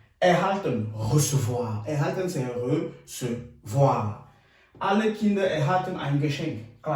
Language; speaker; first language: German; non-native, fluent; French